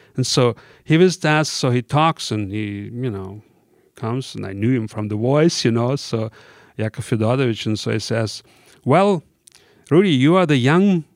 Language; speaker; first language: English; non-native, fluent; Russian